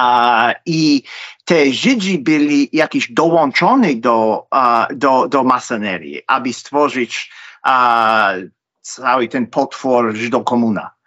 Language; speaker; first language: Polish; non-native, fluent; English